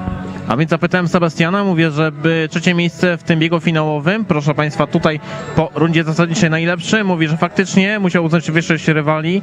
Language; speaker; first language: Polish; native; Polish